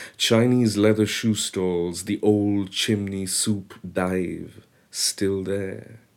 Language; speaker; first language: English; non-native, local second language; Bangla